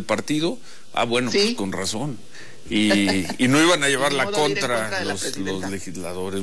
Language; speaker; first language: Spanish; native; Spanish